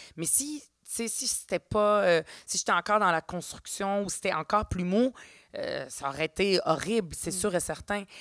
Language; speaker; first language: French; early bilingual, other home language; Arabic